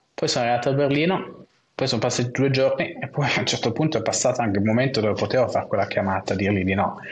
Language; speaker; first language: Italian; non-native, local second language; German